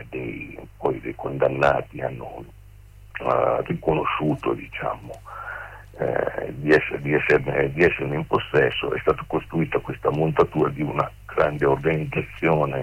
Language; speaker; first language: Italian; native; Italian